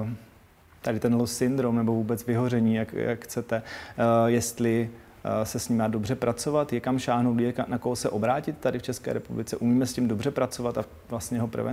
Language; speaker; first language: Czech; native; Czech